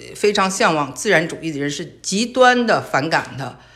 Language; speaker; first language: Chinese; native; Chinese